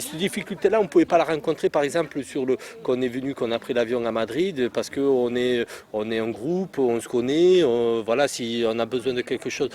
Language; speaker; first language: French; native; French